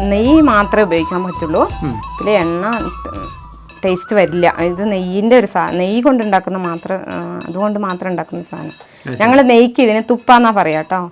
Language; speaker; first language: Malayalam; non-native, local second language; Kannada